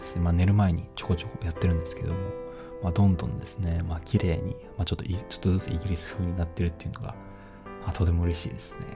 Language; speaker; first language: Japanese; native; Japanese